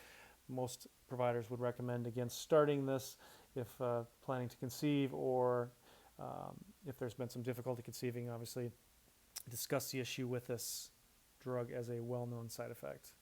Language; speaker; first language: English; native; English